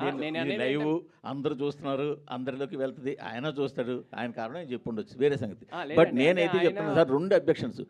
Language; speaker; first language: Telugu; native; Telugu